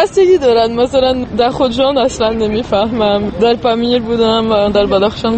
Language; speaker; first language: Persian; non-native, fluent; French